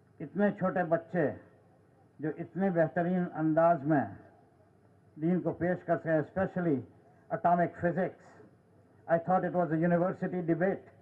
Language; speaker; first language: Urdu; non-native, local second language; Gujarati